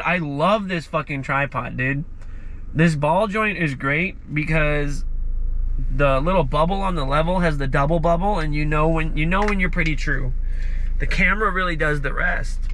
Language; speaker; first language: English; native; English